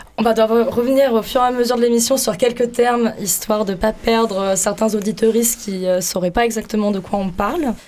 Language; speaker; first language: French; native; French